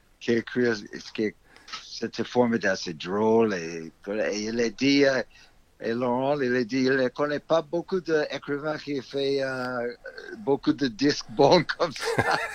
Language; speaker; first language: French; non-native, fluent; English